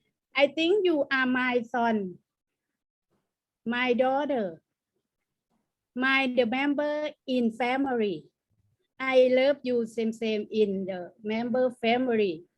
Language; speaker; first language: English; non-native, learner; Thai